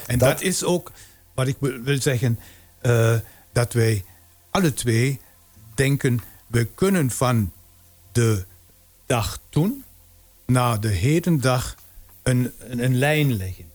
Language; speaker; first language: Dutch; non-native, fluent; German